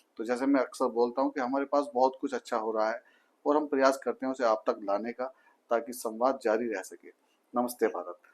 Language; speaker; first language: Hindi; native; Hindi